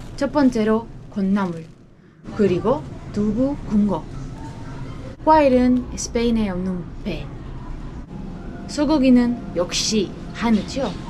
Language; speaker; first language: Korean; non-native, learner; Spanish